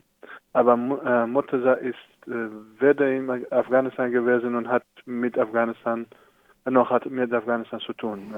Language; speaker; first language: German; non-native, fluent; Persian